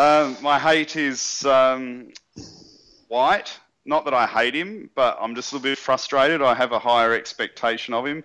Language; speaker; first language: English; native; English